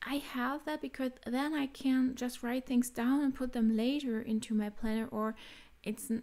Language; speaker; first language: English; non-native, fluent; German